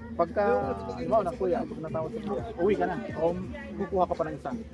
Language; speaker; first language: Filipino; non-native, local second language; Bikol